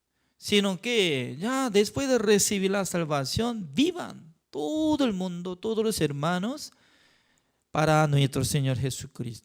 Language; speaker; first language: Spanish; non-native, fluent; Korean